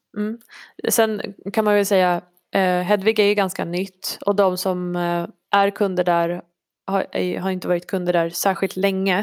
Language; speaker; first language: Swedish; native; Swedish